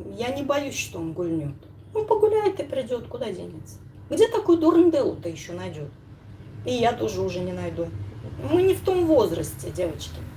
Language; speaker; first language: Russian; native; Russian